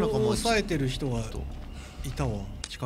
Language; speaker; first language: Japanese; native; Japanese